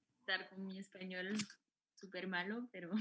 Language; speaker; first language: Spanish; non-native, fluent; French